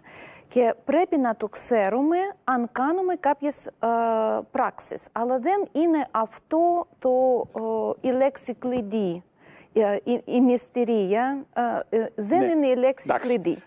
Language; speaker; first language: Greek; non-native, learner; Russian